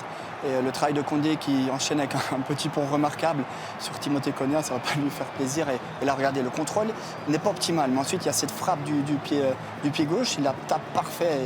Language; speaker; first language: French; native; French